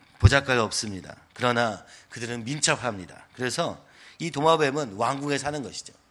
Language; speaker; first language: Korean; native; Korean